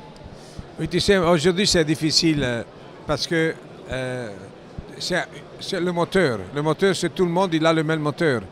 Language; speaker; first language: French; non-native, learner; Italian